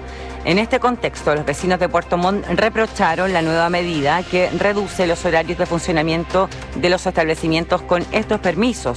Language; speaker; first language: Spanish; native; Spanish